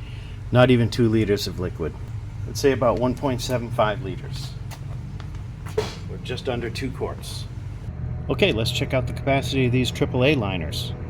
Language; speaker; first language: English; native; English